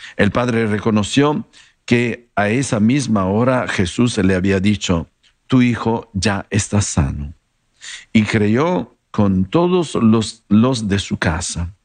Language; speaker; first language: Spanish; non-native, fluent; Italian